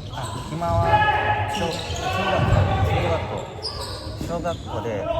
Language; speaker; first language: Japanese; non-native, learner; Indonesian